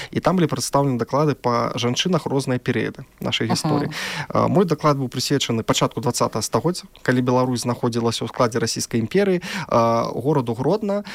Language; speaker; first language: Belarusian; non-native, local second language; Russian